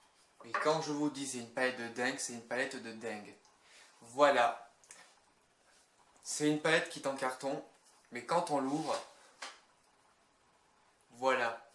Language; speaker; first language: French; native; French